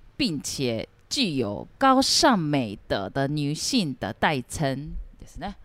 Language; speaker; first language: Chinese; non-native, fluent; Japanese